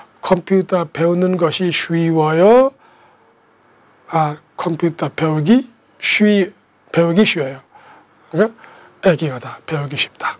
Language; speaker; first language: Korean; non-native, fluent; Bangla